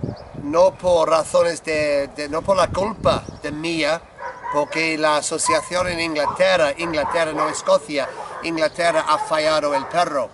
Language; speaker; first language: Spanish; non-native, learner; English